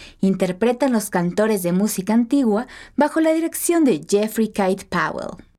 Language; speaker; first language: Spanish; native; Spanish